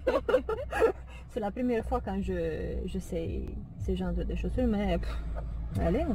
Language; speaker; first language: French; non-native, fluent; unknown